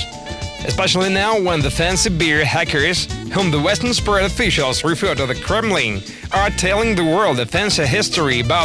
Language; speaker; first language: English; non-native, fluent; Russian